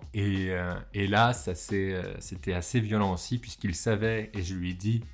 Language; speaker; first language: French; native; French